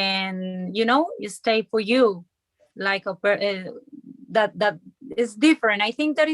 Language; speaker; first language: English; non-native, learner; Spanish